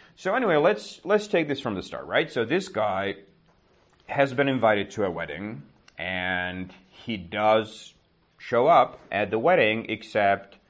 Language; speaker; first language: English; non-native, fluent; Czech